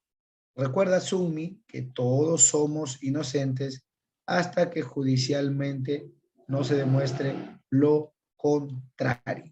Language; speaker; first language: Spanish; native; Spanish